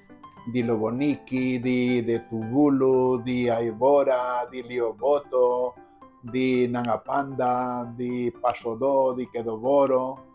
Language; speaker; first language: Indonesian; non-native, fluent; Spanish